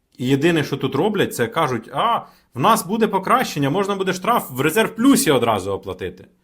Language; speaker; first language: Ukrainian; native; Ukrainian